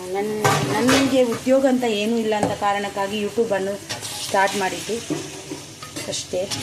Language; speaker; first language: Kannada; non-native, local second language; Tulu